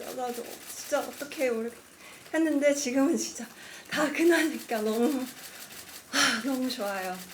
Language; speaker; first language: Korean; non-native, fluent; Cantonese